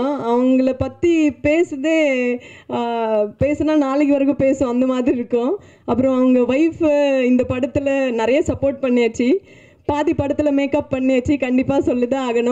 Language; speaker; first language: Tamil; non-native, fluent; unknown